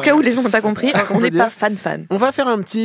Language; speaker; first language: French; native; French